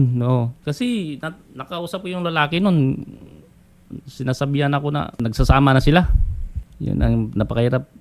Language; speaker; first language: Filipino; non-native, local second language; Cebuano